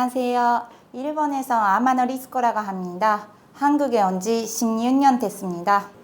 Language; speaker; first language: Korean; non-native, fluent; Japanese